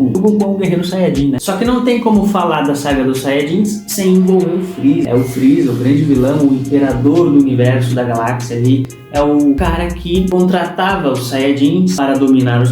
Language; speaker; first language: Portuguese; native; Portuguese